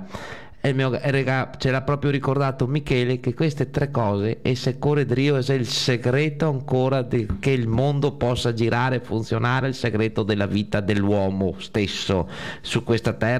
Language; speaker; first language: Italian; native; Italian